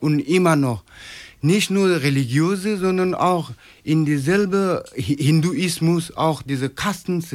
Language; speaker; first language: German; non-native, learner; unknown